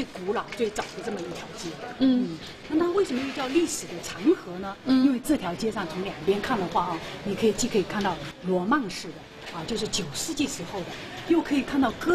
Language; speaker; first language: Chinese; native; Chinese